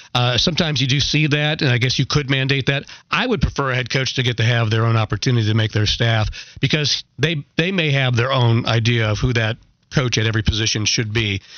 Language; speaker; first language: English; native; English